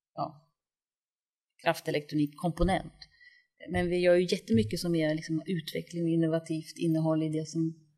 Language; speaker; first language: Swedish; native; Swedish